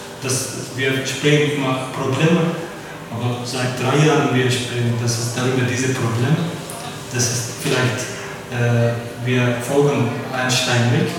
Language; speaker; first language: German; non-native, learner; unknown